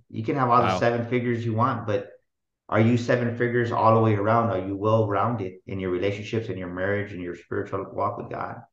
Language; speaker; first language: English; native; English